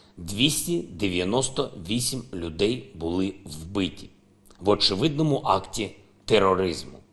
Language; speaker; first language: Ukrainian; non-native, local second language; Russian